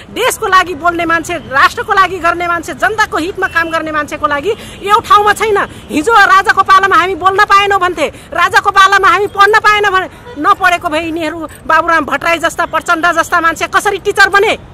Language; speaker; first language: Nepali; non-native, local second language; Dangaura Tharu